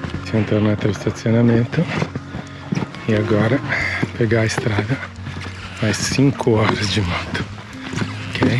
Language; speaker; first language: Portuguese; non-native, fluent; Italian